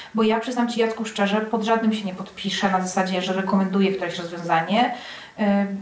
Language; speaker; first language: Polish; native; Polish